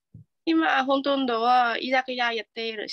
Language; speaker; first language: Japanese; non-native, learner; Vietnamese